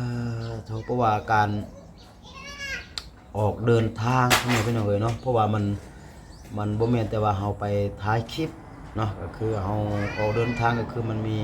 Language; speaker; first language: Thai; non-native, local second language; Lao